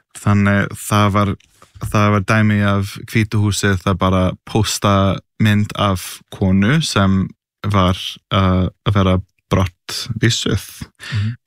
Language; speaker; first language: Icelandic; non-native, fluent; English